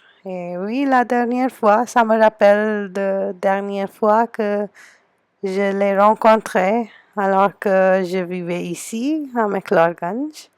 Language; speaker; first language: French; non-native, fluent; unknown